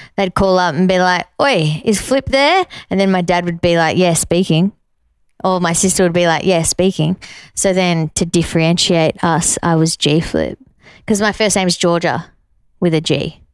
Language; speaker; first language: English; native; English